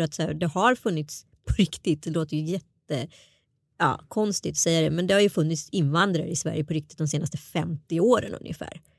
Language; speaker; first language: Swedish; early bilingual, other home language; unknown